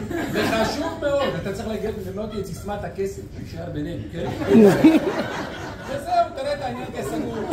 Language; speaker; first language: Hebrew; native; Hebrew